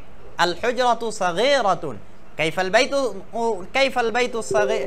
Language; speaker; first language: Arabic; non-native, fluent; Bangla